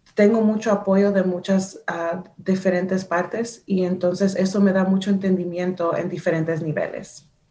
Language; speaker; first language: Spanish; early bilingual, heritage; Spanish